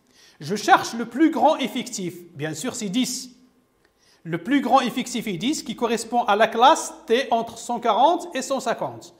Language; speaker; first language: French; non-native, local second language; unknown